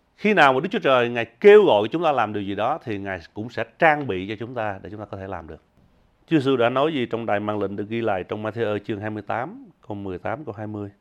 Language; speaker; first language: Vietnamese; early bilingual, heritage; Vietnamese